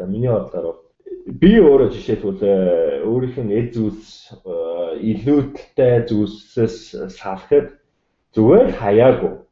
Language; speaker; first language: Mongolian; non-native, fluent; English